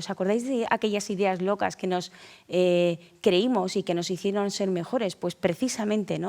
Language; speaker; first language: Spanish; native; Spanish